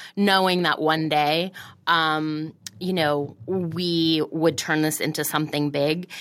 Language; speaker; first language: English; native; English